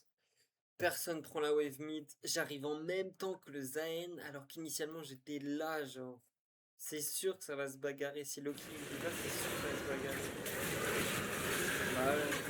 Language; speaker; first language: French; native; French